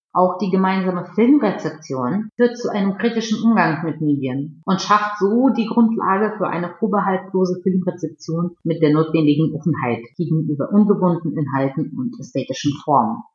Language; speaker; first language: German; non-native, fluent; Russian